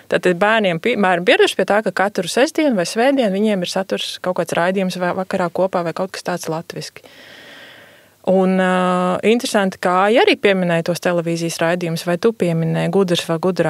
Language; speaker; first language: Latvian; native; Latvian